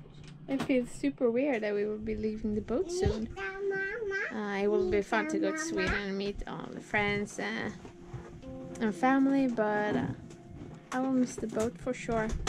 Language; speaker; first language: English; non-native, fluent; Swedish